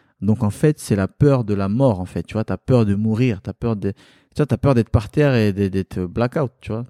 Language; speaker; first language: French; early bilingual, other home language; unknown